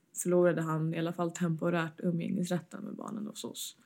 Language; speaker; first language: Swedish; early bilingual, other home language; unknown